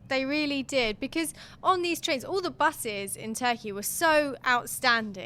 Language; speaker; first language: English; native; English